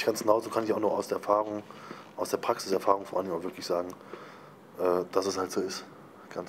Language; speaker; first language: German; native; German